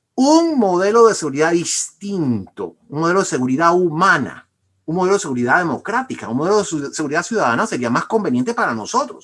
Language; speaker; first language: Spanish; native; Spanish